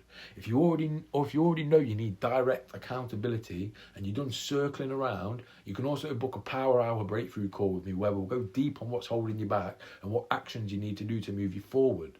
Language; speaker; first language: English; native; English